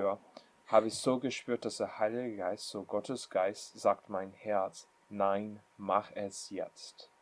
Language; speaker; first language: German; non-native, learner; English